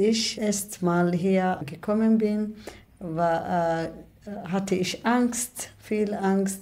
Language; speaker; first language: German; non-native, learner; Somali